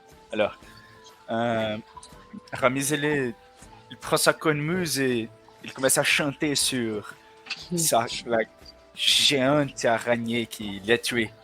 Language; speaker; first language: French; non-native, learner; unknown